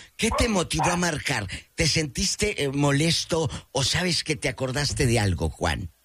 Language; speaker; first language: Spanish; native; Spanish